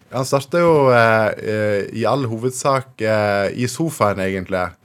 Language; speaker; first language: Norwegian; native; Norwegian